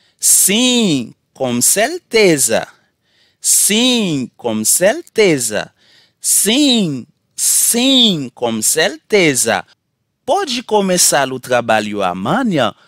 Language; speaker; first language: Portuguese; non-native, learner; Haitian Creole